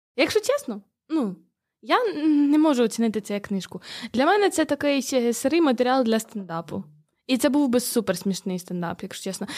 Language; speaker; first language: Ukrainian; native; Ukrainian